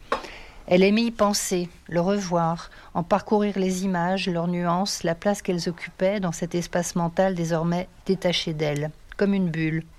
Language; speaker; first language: French; native; French